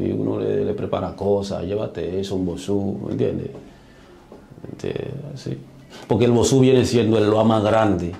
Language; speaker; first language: Spanish; native; Spanish